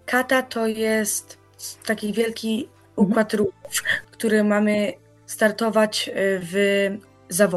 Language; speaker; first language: Polish; early bilingual, heritage; Polish